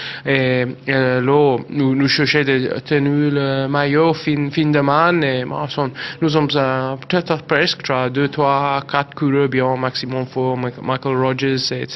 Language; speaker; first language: French; non-native, learner; English